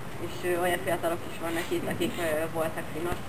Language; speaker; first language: Hungarian; non-native, fluent; Finnish